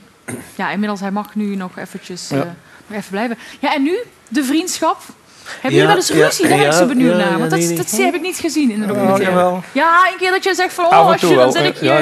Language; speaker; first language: Dutch; native; Dutch